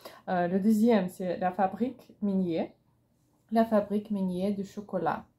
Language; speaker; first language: French; non-native, learner; Russian